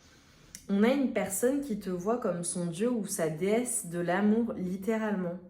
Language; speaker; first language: French; native; French